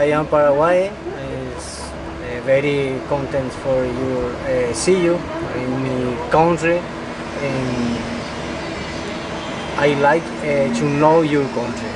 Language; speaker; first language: English; non-native, learner; Spanish